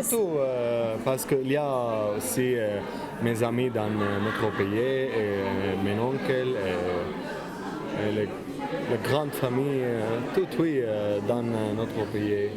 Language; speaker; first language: French; non-native, learner; Arabic